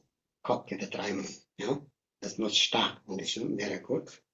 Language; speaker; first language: German; non-native, learner; Tibetan